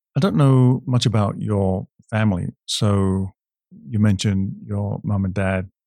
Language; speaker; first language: English; native; English